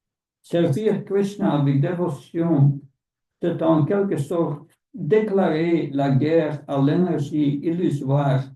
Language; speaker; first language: French; non-native, fluent; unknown